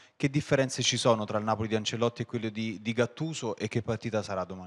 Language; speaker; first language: Italian; native; Italian